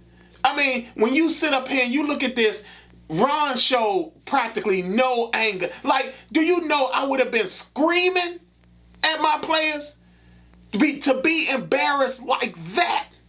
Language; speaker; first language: English; native; English